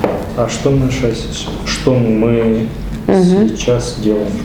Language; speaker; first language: Russian; non-native, local second language; Kazakh